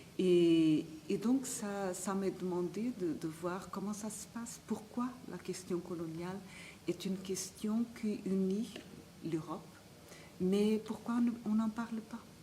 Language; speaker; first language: French; non-native, fluent; Portuguese